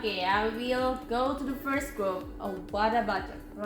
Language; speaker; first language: English; non-native, fluent; Indonesian